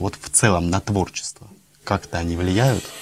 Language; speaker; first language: Russian; native; Russian